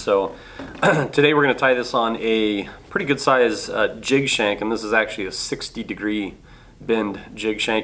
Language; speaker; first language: English; native; English